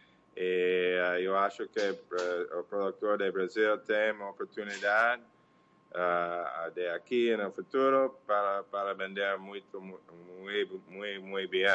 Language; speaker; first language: Portuguese; non-native, learner; English